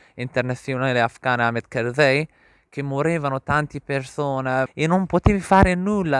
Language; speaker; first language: Italian; non-native, learner; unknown